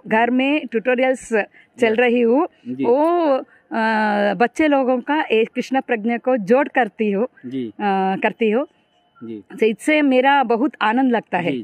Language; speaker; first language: Hindi; non-native, local second language; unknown